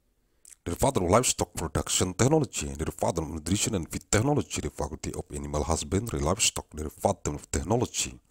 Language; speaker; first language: English; non-native, learner; Indonesian